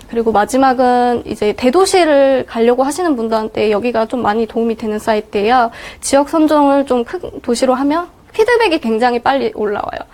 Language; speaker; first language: Korean; native; Korean